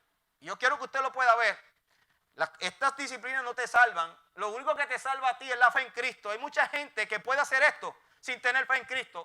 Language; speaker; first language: Spanish; native; Spanish